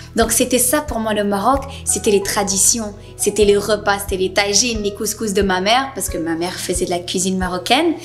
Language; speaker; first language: French; native; French